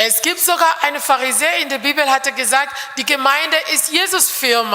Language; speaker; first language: German; non-native, fluent; French